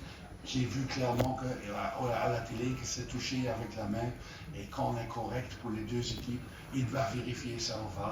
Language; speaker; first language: French; non-native, learner; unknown